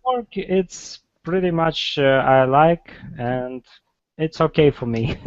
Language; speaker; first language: English; non-native, fluent; Russian